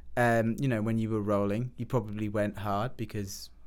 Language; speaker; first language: English; native; English